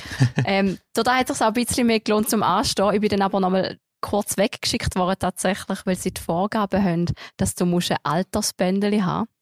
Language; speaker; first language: German; native; German